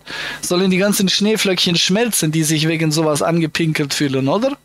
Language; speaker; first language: German; native; German